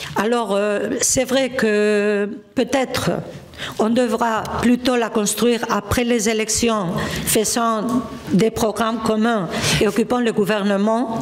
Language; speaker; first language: French; non-native, fluent; Spanish